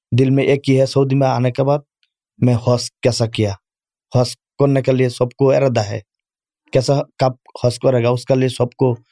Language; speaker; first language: Urdu; non-native, learner; Bangla